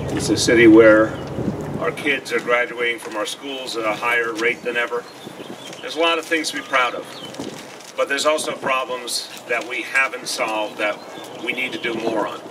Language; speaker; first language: English; native; English